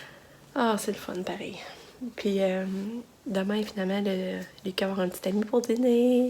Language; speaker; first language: French; native; French